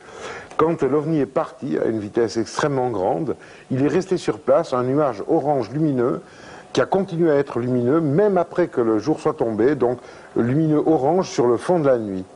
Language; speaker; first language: French; native; French